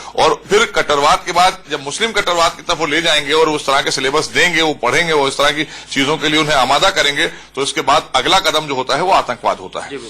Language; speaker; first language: Hindi; native; Hindi